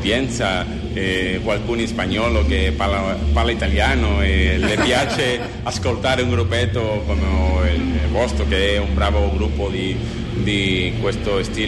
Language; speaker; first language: Italian; non-native, learner; Spanish